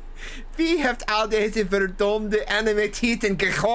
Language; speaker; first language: Dutch; non-native, learner; English